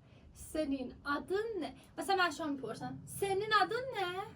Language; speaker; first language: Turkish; non-native, learner; Persian